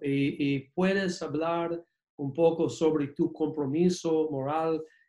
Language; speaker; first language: Spanish; non-native, fluent; English